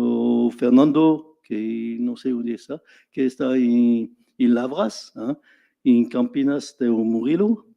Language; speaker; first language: Portuguese; non-native, fluent; French